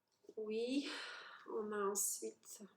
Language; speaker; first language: French; non-native, fluent; Polish